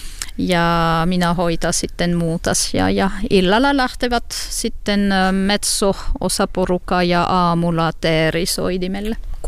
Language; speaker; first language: Finnish; non-native, learner; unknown